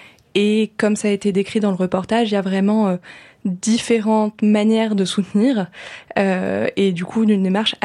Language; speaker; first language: French; native; French